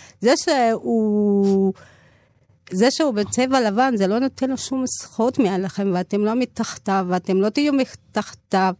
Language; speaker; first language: Hebrew; early bilingual, other home language; Amharic